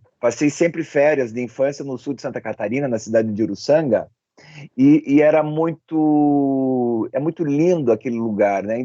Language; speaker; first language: Portuguese; native; Portuguese